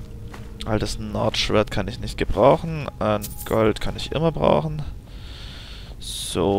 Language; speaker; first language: German; native; German